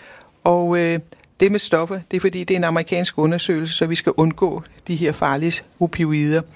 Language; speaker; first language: Danish; native; Danish